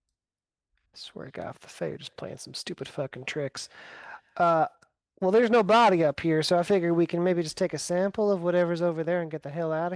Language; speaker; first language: English; native; English